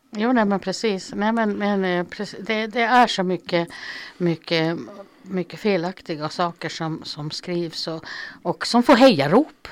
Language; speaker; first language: Swedish; native; Swedish